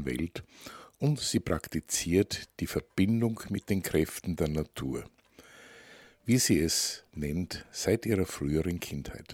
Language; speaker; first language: German; native; German